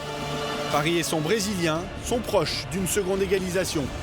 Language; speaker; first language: French; native; French